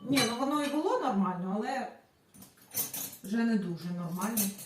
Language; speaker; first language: Ukrainian; non-native, local second language; Russian